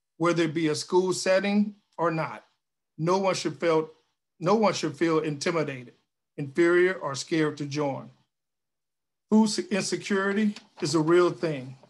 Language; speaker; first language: English; native; English